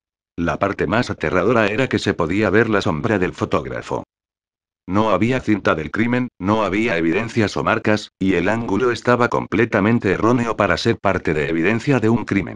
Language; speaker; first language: Spanish; native; Spanish